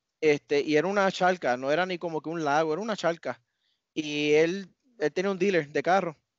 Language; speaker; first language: Spanish; native; Spanish